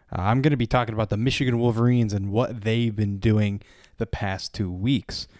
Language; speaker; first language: English; native; English